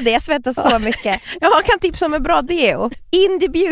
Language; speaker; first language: Swedish; native; Swedish